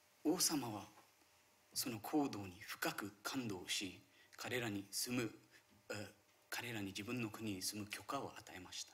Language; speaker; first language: Japanese; non-native, fluent; Marathi